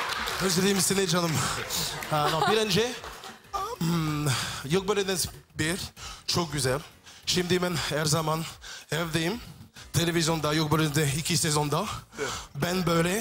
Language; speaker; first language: Turkish; non-native, learner; French